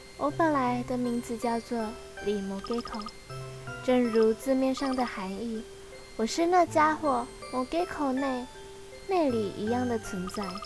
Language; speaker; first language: Chinese; native; Chinese